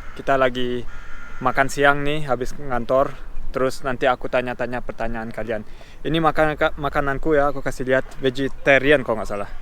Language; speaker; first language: Indonesian; non-native, fluent; German